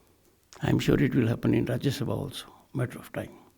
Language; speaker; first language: English; non-native, local second language; Hindi